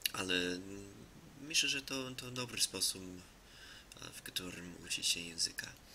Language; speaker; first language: Polish; non-native, learner; English